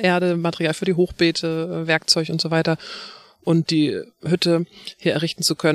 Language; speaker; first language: German; native; German